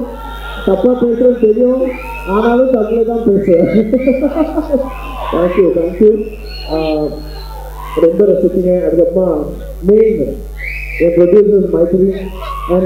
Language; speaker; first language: Tamil; non-native, fluent; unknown